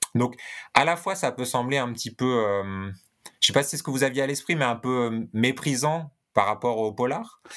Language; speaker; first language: French; native; French